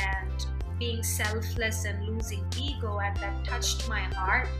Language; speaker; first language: English; non-native, local second language; Telugu